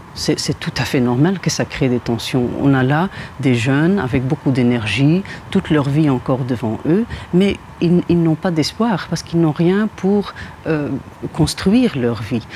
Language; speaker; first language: French; non-native, local second language; Arabic